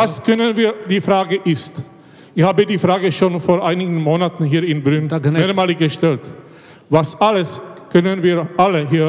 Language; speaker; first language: German; non-native, fluent; Czech